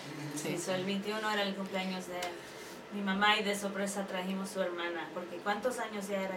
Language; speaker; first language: Spanish; early bilingual, heritage; Spanish